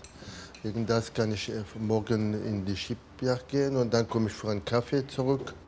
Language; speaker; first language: German; non-native, learner; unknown